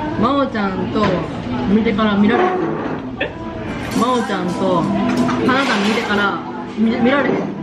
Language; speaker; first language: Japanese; non-native, fluent; Korean